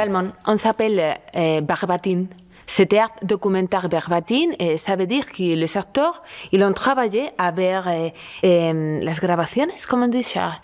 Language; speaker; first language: French; non-native, learner; Spanish